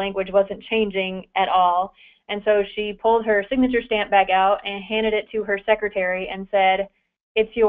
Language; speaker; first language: English; native; English